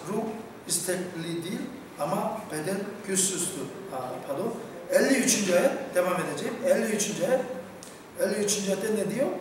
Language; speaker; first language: Turkish; non-native, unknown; Korean